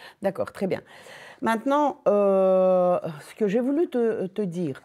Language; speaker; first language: French; non-native, fluent; Russian